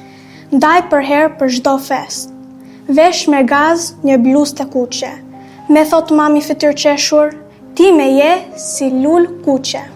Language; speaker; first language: Albanian; early bilingual, heritage; Albanian